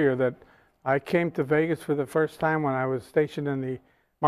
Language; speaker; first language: English; native; English